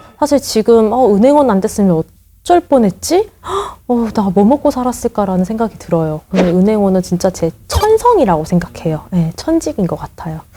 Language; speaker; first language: Korean; native; Korean